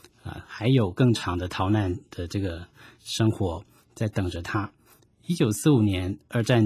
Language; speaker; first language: Chinese; native; Chinese